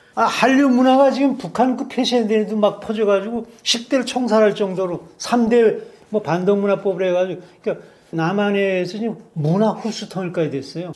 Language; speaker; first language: Korean; native; Korean